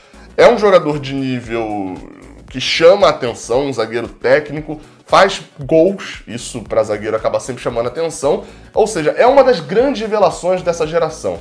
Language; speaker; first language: Portuguese; native; Portuguese